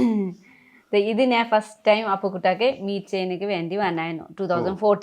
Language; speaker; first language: Malayalam; non-native, learner; Nepali